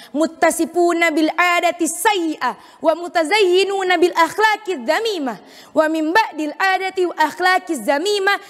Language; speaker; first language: Arabic; non-native, fluent; Indonesian